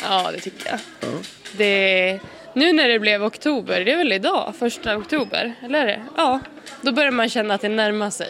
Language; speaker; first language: Swedish; native; Swedish